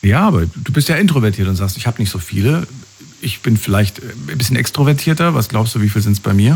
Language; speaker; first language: German; native; German